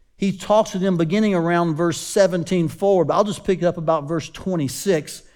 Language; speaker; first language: English; native; English